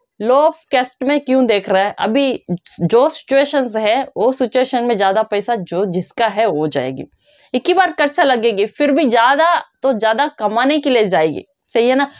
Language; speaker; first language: Hindi; non-native, local second language; Kannada